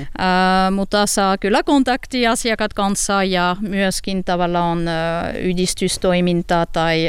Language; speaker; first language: Finnish; non-native, learner; French